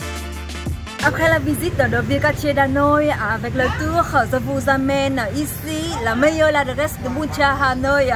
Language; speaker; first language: French; non-native, learner; Vietnamese